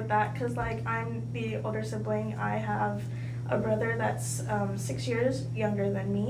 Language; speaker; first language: English; early bilingual, other home language; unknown